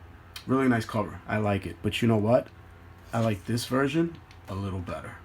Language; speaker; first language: English; native; English